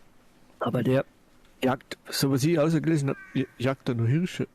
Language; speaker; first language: German; native; German